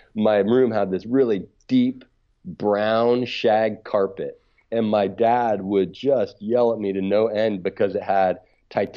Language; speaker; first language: English; native; English